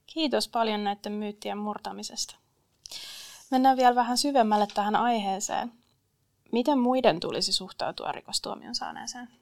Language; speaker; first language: Finnish; native; Finnish